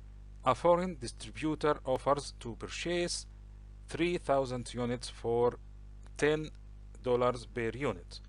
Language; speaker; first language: English; non-native, local second language; Arabic